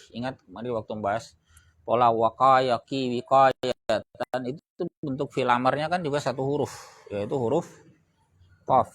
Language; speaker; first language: Indonesian; native; Indonesian